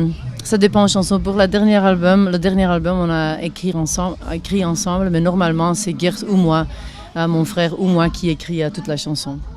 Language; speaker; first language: French; non-native, local second language; Dutch